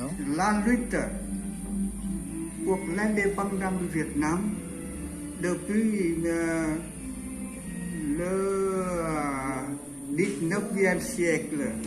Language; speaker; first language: French; non-native, learner; Vietnamese